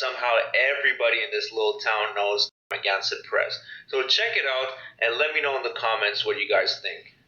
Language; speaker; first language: English; native; English